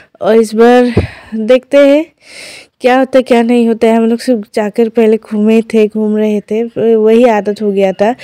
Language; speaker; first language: Hindi; non-native, local second language; Assamese